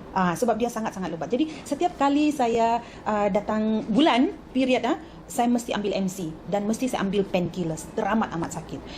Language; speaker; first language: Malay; native; Malay